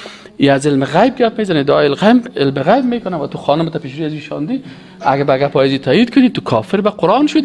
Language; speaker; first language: Persian; native; Persian